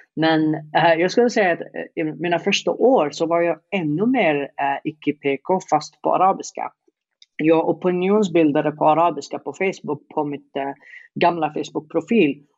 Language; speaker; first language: Swedish; non-native, fluent; Arabic